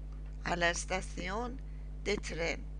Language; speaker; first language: Spanish; non-native, learner; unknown